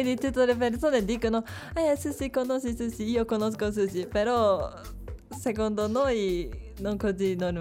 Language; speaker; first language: Italian; non-native, learner; Japanese